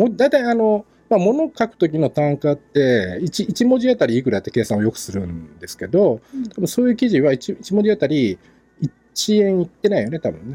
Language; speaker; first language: Japanese; native; Japanese